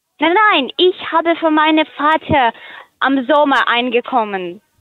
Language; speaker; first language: German; non-native, learner; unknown